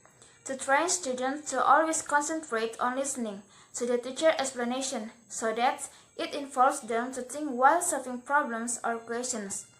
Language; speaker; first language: English; non-native, learner; Indonesian